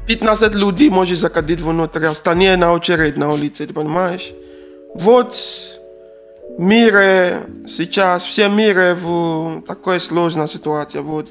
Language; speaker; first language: Russian; non-native, learner; Arabic